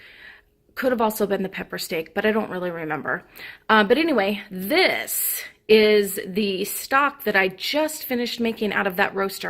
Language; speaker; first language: English; native; English